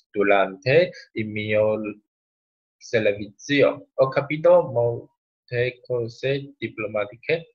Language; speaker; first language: Italian; non-native, learner; Chinese